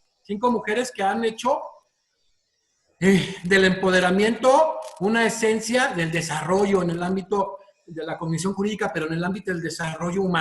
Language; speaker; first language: Spanish; native; Spanish